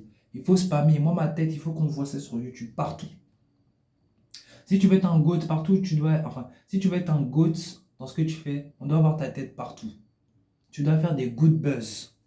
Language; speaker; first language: French; native; French